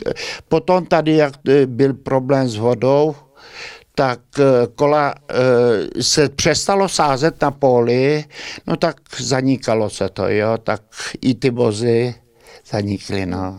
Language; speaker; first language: Czech; early bilingual, heritage; Czech